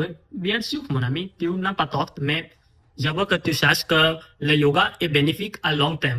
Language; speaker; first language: French; non-native, fluent; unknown